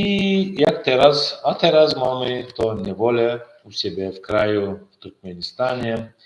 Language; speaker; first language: Polish; non-native, learner; Turkmen